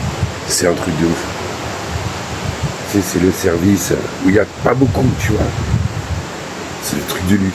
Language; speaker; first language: French; native; French